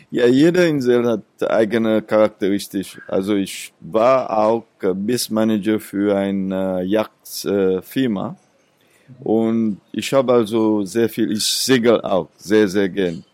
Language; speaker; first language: German; non-native, fluent; Seselwa Creole French